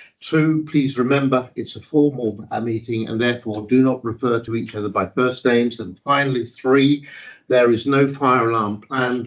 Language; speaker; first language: English; native; English